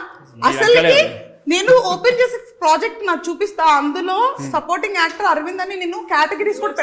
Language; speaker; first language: Telugu; native; Telugu